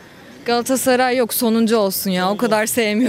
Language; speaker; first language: Turkish; native; Turkish